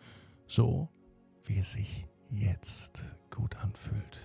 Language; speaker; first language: German; native; German